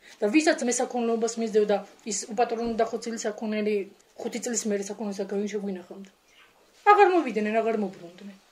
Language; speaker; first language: Georgian; native; Georgian